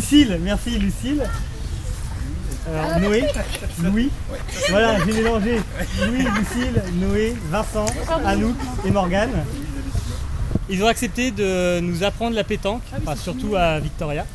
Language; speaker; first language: French; native; French